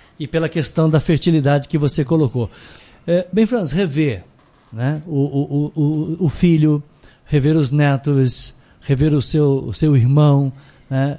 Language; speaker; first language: Portuguese; native; Portuguese